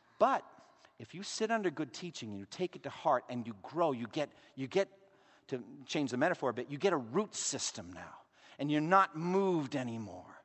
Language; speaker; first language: English; native; English